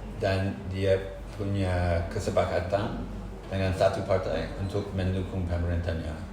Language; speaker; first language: Indonesian; non-native, fluent; English